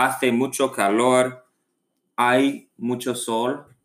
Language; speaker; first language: Spanish; non-native, learner; English